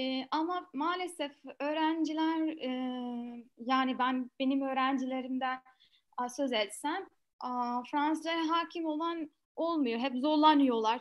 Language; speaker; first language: Turkish; non-native, fluent; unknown